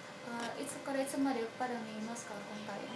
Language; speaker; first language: Japanese; non-native, learner; Indonesian